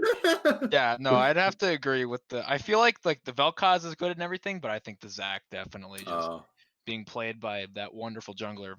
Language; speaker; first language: English; native; English